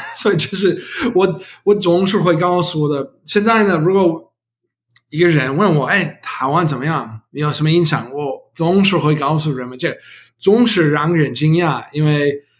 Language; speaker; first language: Chinese; non-native, learner; English